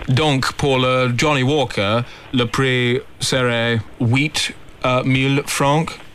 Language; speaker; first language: French; non-native, learner; English